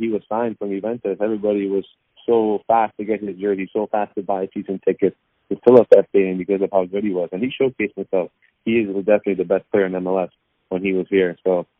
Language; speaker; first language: English; native; English